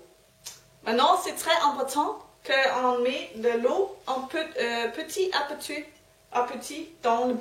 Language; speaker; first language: French; non-native, learner; Danish